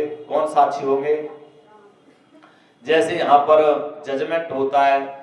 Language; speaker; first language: Hindi; native; Hindi